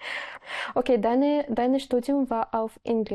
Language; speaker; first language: German; non-native, learner; Spanish